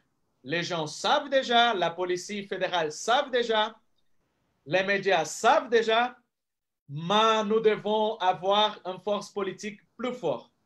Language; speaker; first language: French; non-native, fluent; Portuguese